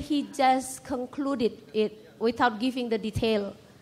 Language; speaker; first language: English; non-native, fluent; Indonesian